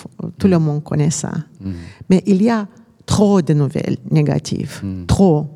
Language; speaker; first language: French; non-native, fluent; Romanian